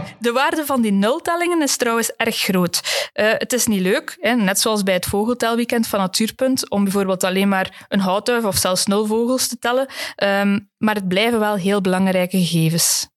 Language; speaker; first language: Dutch; native; Dutch